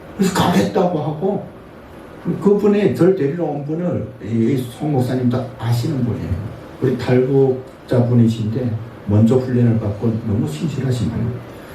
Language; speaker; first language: Korean; native; Korean